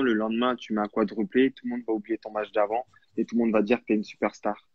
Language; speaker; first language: French; native; French